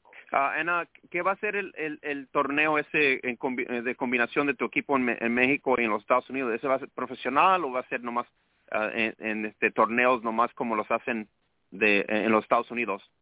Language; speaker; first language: Spanish; early bilingual, heritage; Spanish